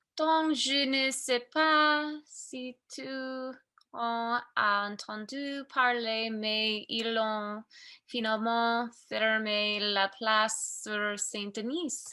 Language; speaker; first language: French; non-native, learner; English